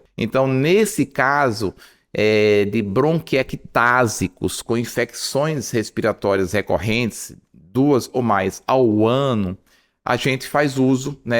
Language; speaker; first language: Portuguese; native; Portuguese